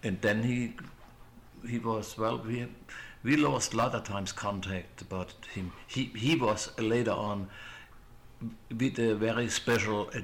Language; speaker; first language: English; non-native, fluent; German